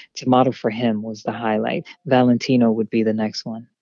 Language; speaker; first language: English; native; English